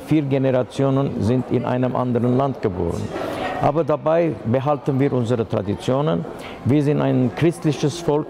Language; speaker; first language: German; non-native, fluent; Armenian